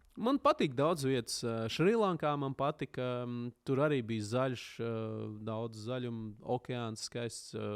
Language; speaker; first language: Latvian; native; Latvian